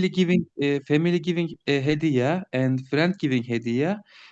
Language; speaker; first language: English; non-native, learner; Turkish